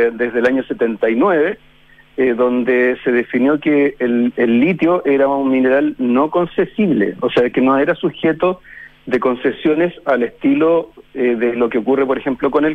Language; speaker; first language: Spanish; native; Spanish